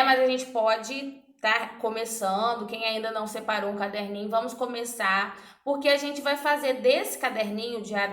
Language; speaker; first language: Portuguese; native; Portuguese